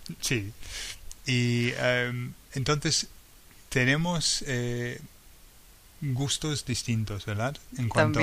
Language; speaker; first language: Spanish; non-native, fluent; English